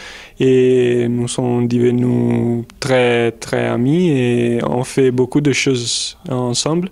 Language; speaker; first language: French; non-native, fluent; Italian